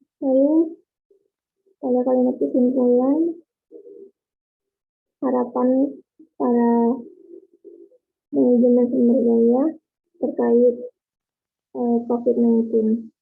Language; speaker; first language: Indonesian; native; Indonesian